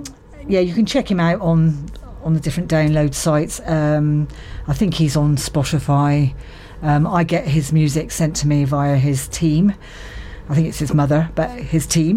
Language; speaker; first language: English; native; English